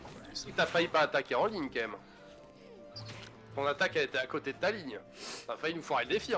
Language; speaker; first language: French; native; French